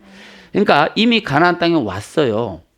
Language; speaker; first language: Korean; native; Korean